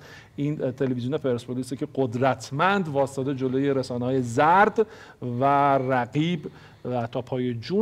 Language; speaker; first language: Persian; native; Persian